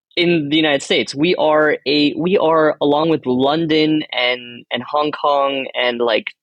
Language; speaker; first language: English; early bilingual, other home language; Spanish